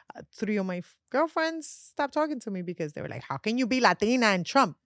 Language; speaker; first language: English; non-native, fluent; Spanish